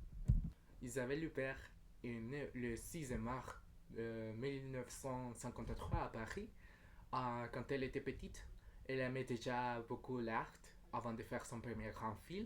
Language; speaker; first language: French; non-native, learner; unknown